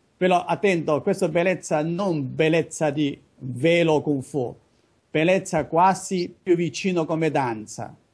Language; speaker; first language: Italian; non-native, learner; Chinese